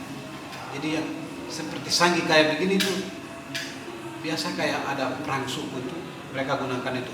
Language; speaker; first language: Indonesian; native; Indonesian